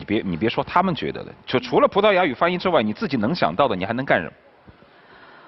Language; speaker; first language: Chinese; native; Chinese